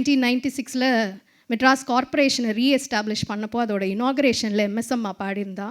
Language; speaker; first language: Tamil; native; Tamil